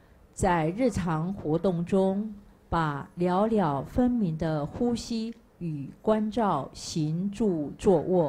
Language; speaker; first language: Chinese; native; Chinese